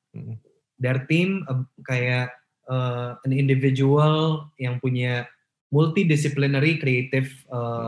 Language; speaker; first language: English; non-native, local second language; Indonesian